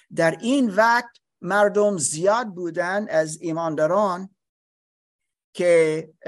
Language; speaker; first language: Persian; non-native, learner; English